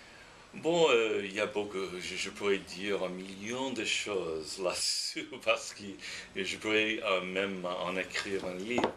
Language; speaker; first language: French; non-native, fluent; English